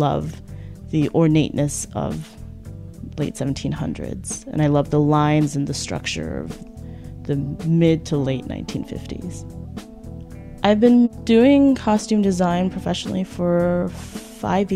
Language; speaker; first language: English; native; English